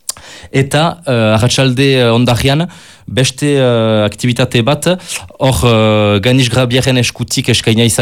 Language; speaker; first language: Basque; native; Basque